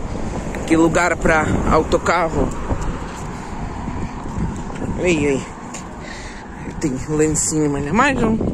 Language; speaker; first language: Portuguese; non-native, learner; Ukrainian